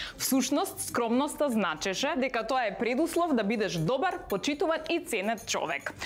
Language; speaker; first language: Macedonian; native; Macedonian